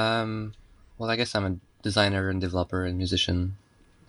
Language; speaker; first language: English; non-native, fluent; French